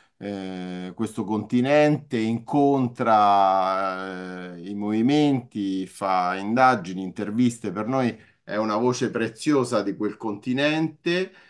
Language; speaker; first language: Italian; native; Italian